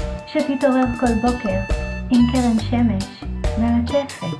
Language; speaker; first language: Hebrew; native; Hebrew